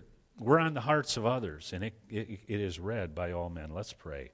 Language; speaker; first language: English; native; English